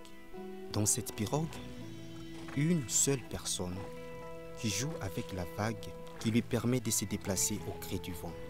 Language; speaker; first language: French; non-native, local second language; Lingala